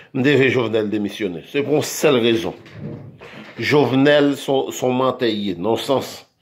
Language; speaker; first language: Haitian Creole; native; Haitian Creole